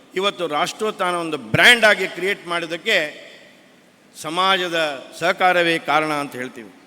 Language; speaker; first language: Kannada; native; Kannada